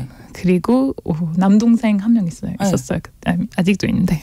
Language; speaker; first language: Korean; non-native, learner; French